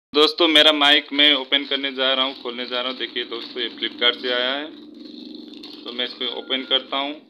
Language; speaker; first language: Hindi; non-native, local second language; Nepali